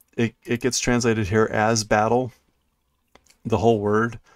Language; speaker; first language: English; native; English